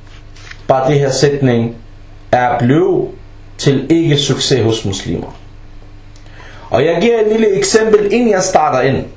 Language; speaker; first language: Danish; early bilingual, other home language; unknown